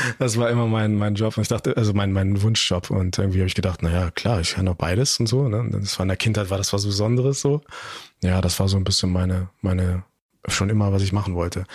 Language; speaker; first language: German; early bilingual, other home language; Turkish